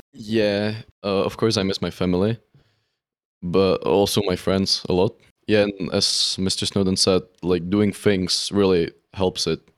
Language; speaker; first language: English; non-native, fluent; Czech